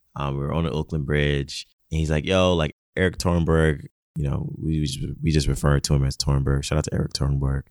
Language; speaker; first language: English; non-native, local second language; Yoruba